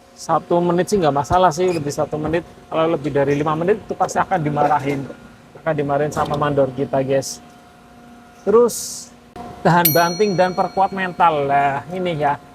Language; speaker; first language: Indonesian; native; Indonesian